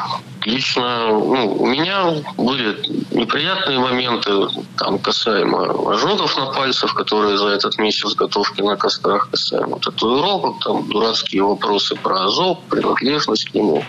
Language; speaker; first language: Russian; native; Russian